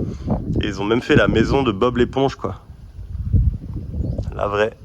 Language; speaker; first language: French; native; French